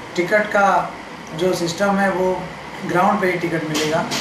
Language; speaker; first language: Hindi; native; Hindi